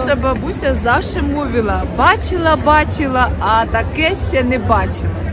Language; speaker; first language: Polish; non-native, local second language; Ukrainian